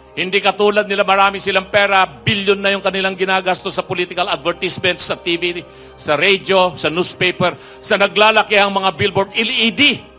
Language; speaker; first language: Filipino; non-native, local second language; Iloko